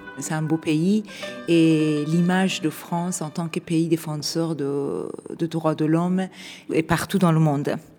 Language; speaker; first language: French; non-native, fluent; Persian